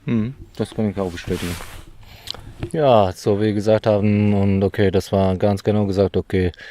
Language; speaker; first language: German; non-native, fluent; Mongolian